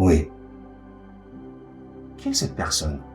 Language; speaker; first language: French; native; French